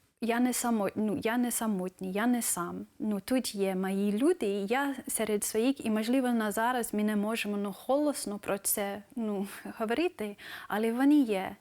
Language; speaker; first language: Ukrainian; non-native, fluent; English